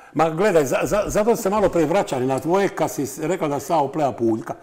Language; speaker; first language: Croatian; native; Croatian